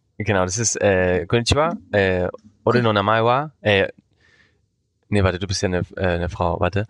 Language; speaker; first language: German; early bilingual, heritage; Spanish